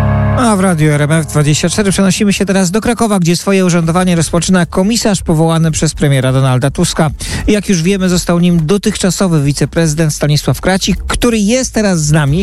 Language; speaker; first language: Polish; native; Polish